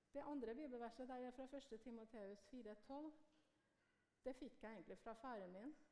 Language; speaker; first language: Norwegian; native; Norwegian